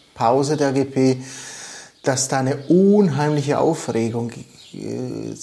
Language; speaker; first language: German; native; German